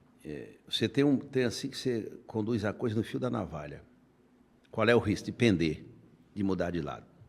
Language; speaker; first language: Portuguese; native; Portuguese